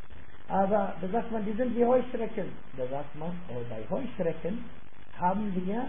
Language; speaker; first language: German; non-native, fluent; Arabic